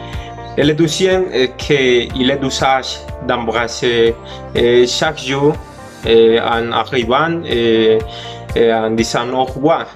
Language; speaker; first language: French; non-native, learner; Spanish